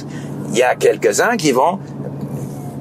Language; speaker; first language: French; non-native, fluent; English